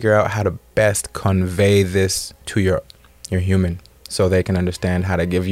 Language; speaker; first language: English; native; English